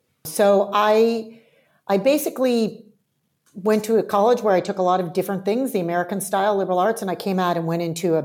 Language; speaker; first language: English; native; English